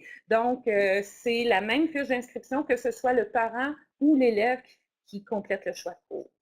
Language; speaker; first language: French; native; French